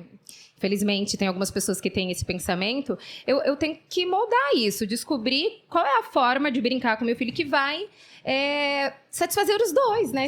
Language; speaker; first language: Portuguese; native; Portuguese